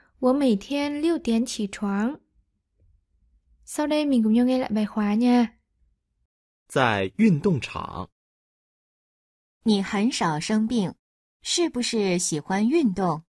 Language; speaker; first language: Chinese; non-native, fluent; Vietnamese